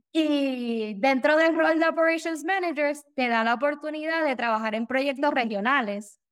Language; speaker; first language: Spanish; native; Spanish